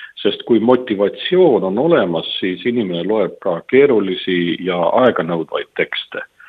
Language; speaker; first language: Estonian; native; Estonian